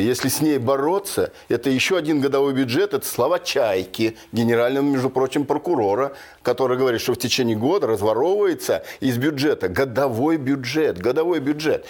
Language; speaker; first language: Russian; native; Russian